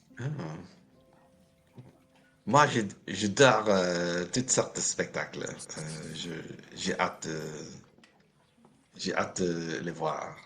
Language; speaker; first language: French; non-native, learner; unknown